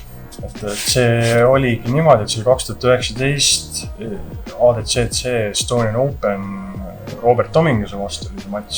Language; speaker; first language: Estonian; native; Estonian